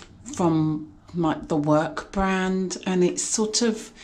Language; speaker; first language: English; native; English